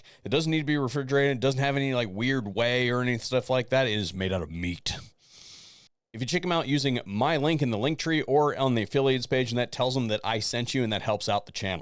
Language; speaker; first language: English; native; English